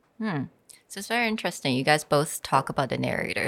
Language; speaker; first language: English; non-native, fluent; Chinese